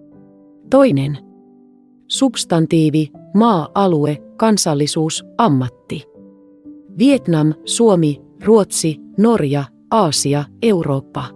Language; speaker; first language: Finnish; non-native, fluent; Vietnamese